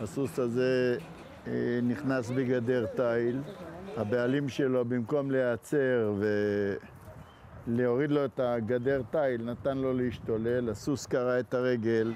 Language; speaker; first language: Hebrew; native; Hebrew